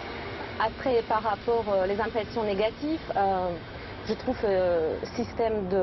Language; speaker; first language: French; non-native, fluent; Czech